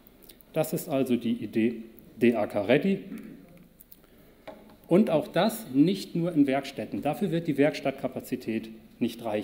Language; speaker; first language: German; native; German